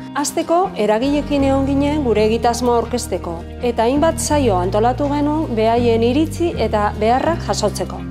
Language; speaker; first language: Basque; native; Basque